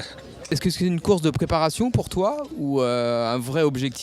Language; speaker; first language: French; native; French